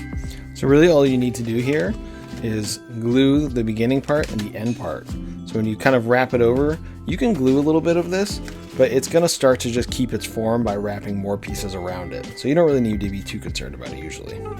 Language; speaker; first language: English; native; English